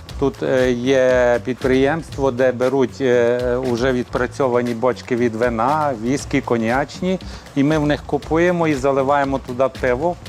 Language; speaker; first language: Ukrainian; native; Ukrainian